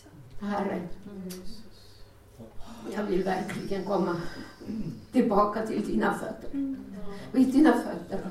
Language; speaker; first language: Swedish; non-native, learner; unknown